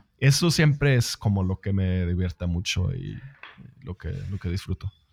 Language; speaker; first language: Spanish; non-native, fluent; Swedish